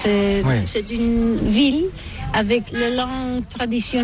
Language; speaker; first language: French; non-native, learner; Catalan